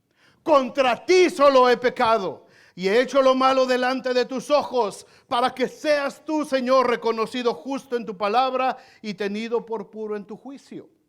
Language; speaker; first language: Spanish; native; Spanish